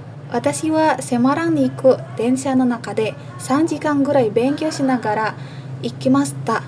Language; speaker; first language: Japanese; non-native, learner; Indonesian